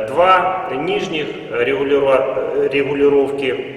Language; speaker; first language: Russian; native; Russian